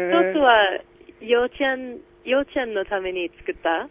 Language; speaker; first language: Japanese; non-native, learner; English